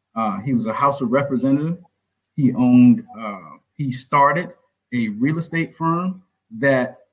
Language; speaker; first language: English; native; English